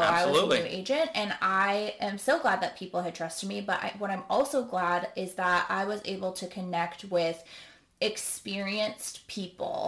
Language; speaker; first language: English; native; English